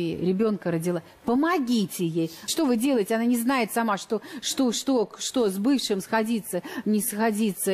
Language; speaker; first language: Russian; native; Russian